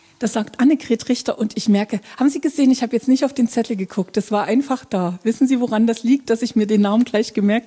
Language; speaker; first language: German; native; German